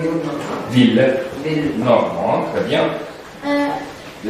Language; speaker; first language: French; non-native, fluent; Russian